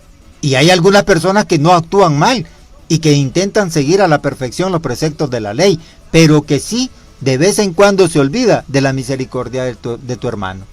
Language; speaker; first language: Spanish; native; Spanish